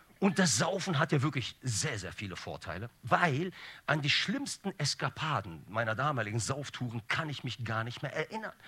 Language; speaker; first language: German; early bilingual, other home language; Turkish